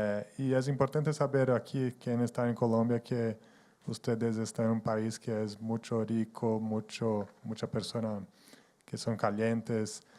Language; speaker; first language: Spanish; non-native, fluent; Portuguese